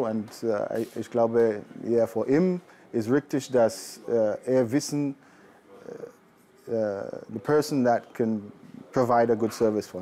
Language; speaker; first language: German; non-native, learner; English